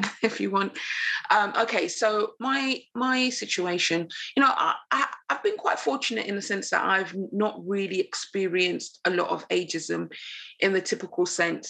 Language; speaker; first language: English; native; English